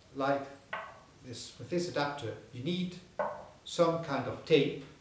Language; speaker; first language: English; non-native, fluent; Spanish